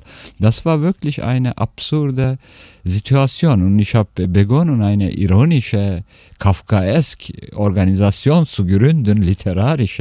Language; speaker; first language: German; non-native, fluent; Turkish